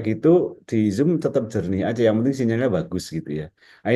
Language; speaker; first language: Indonesian; native; Indonesian